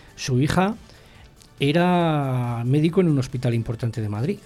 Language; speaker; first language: Spanish; native; Spanish